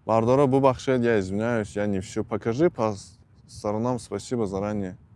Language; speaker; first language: Russian; non-native, local second language; Tajik